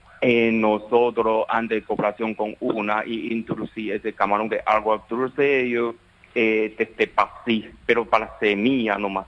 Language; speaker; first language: Spanish; non-native, learner; Chinese